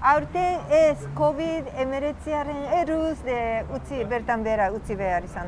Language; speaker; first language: Basque; non-native, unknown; Japanese